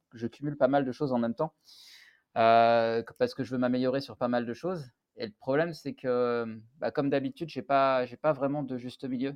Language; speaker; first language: French; native; French